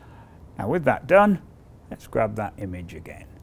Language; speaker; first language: English; native; English